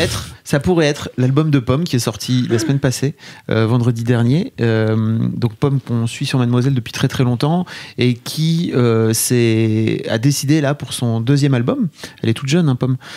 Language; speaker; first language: French; native; French